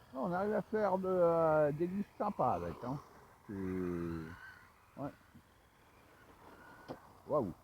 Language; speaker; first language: French; native; French